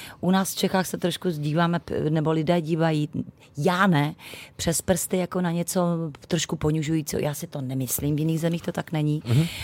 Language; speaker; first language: Czech; native; Czech